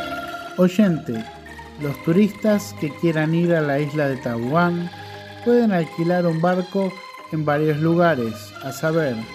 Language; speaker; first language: Spanish; non-native, fluent; Indonesian